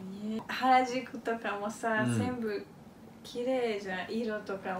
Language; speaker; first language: Japanese; non-native, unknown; Spanish